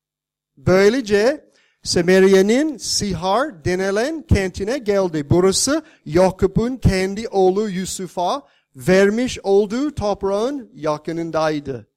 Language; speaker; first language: Turkish; non-native, fluent; English